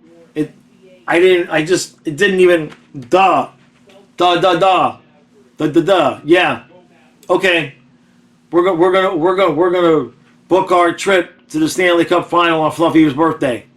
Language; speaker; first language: English; native; English